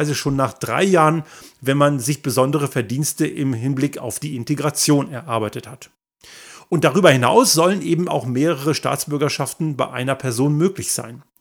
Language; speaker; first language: German; native; German